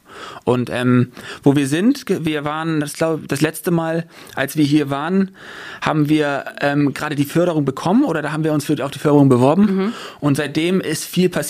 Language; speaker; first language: German; native; German